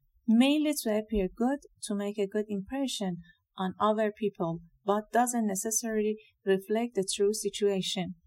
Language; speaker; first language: English; non-native, fluent; Persian